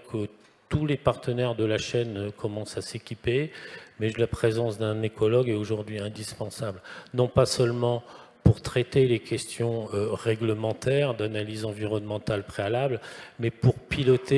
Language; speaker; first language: French; native; French